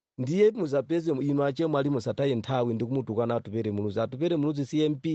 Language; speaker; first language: Nyanja; non-native, local second language; Yao